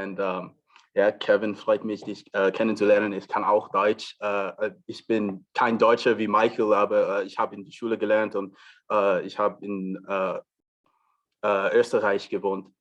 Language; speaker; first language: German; non-native, learner; English